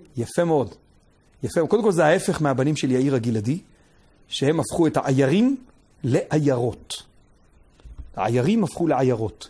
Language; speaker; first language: Hebrew; native; Hebrew